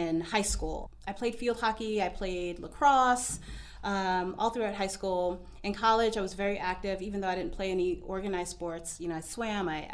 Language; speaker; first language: English; native; English